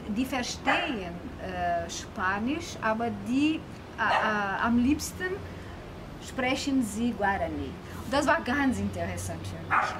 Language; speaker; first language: German; non-native, fluent; Portuguese